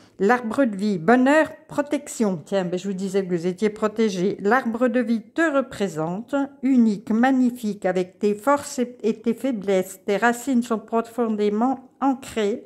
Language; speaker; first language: French; native; French